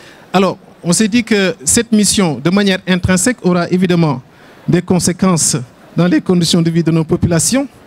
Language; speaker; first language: French; non-native, local second language; Wolof